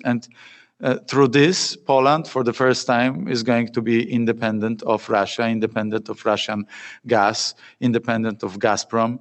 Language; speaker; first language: English; non-native, fluent; Polish